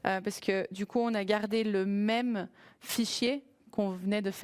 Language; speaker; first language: French; native; French